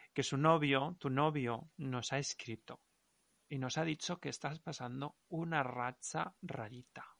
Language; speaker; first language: Spanish; non-native, local second language; Catalan